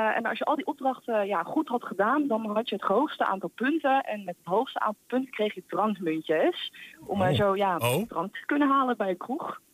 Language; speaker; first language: Dutch; native; Dutch